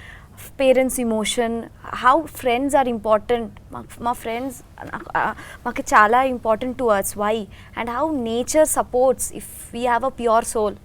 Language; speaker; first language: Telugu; non-native, learner; Bangla